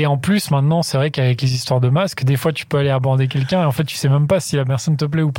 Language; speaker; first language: French; native; French